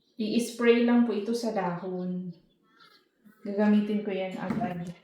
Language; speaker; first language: Filipino; non-native, local second language; Cebuano